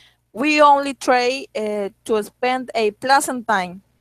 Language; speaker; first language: English; non-native, learner; Spanish